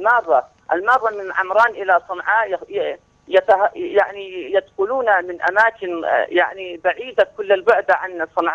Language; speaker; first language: Arabic; native; Arabic